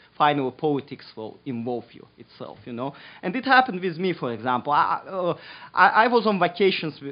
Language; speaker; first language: English; non-native, fluent; Azerbaijani